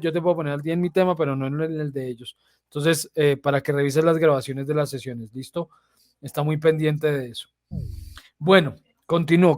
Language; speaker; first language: Spanish; native; Spanish